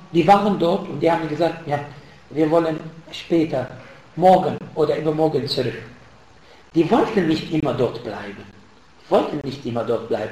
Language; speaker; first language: German; non-native, fluent; Arabic